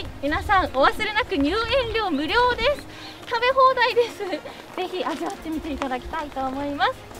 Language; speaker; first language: Japanese; native; Japanese